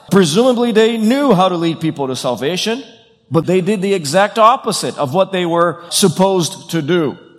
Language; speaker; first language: English; non-native, fluent; Portuguese